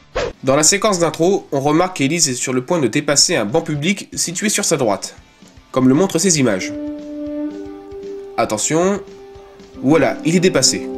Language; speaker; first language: French; native; French